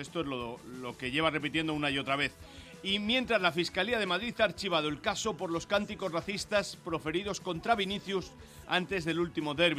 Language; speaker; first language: Spanish; native; Spanish